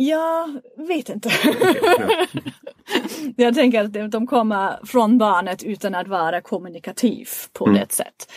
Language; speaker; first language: Swedish; non-native, fluent; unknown